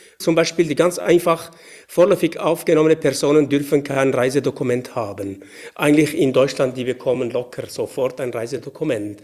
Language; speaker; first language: German; non-native, fluent; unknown